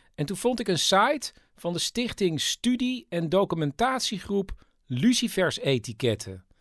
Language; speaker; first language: Dutch; native; Dutch